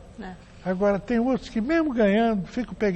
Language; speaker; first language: Portuguese; native; Portuguese